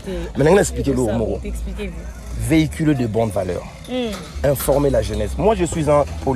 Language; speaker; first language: French; non-native, local second language; Lingala